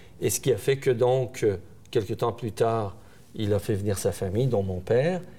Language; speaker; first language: French; early bilingual, other home language; Persian